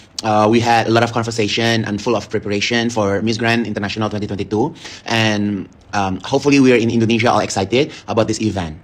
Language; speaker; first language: English; non-native, learner; Indonesian